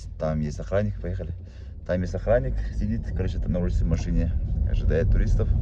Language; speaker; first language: Russian; non-native, local second language; Yakut